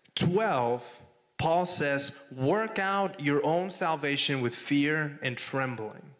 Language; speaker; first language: English; non-native, fluent; Spanish